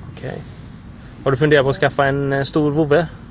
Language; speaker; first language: Swedish; native; Swedish